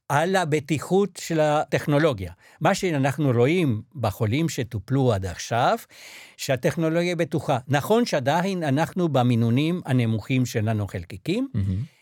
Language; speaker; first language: Hebrew; non-native, fluent; Spanish